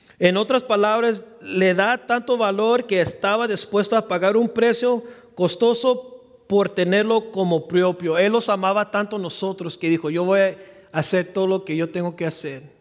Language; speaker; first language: Spanish; early bilingual, heritage; Spanish